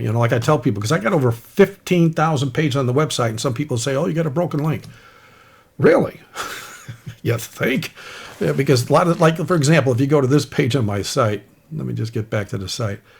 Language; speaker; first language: English; native; English